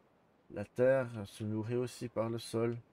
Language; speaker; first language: French; native; French